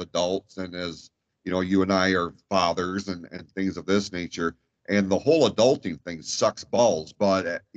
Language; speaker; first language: English; native; English